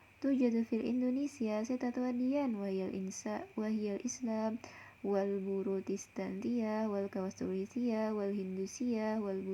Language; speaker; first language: Arabic; non-native, fluent; Indonesian